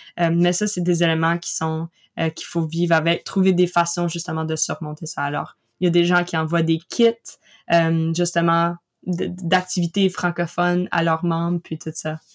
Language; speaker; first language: French; native; French